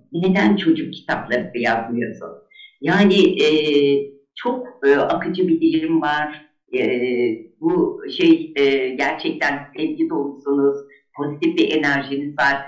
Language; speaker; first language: Turkish; native; Turkish